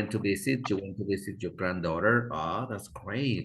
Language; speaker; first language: English; non-native, fluent; Spanish